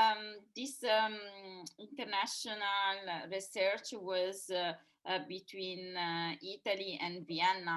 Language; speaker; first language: English; non-native, fluent; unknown